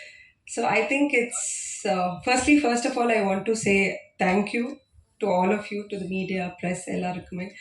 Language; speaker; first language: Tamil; non-native, fluent; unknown